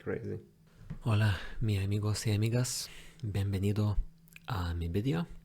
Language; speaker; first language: Spanish; non-native, learner; English